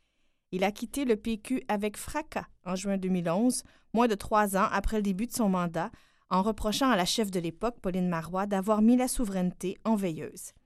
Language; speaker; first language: French; native; French